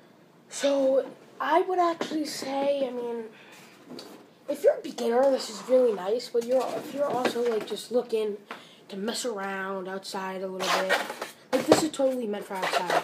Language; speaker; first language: English; native; English